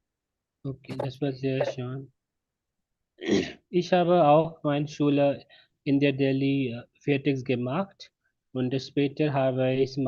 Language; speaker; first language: German; non-native, learner; Hindi